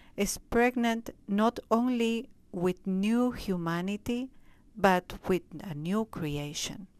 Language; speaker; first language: English; non-native, fluent; Spanish